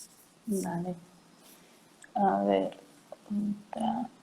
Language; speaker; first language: Spanish; non-native, learner; Portuguese